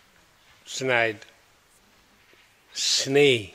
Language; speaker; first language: German; non-native, learner; Hindi